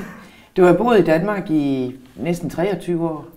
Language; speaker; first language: Danish; native; Danish